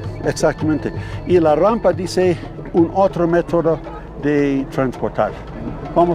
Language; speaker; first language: Spanish; non-native, fluent; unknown